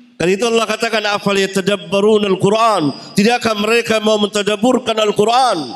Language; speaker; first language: Malay; native; Malay